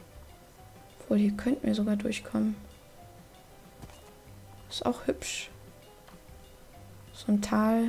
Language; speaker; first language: German; native; German